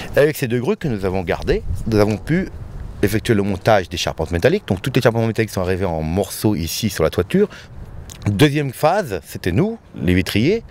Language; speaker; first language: French; native; French